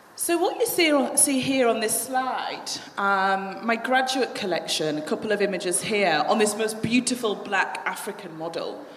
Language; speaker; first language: English; native; English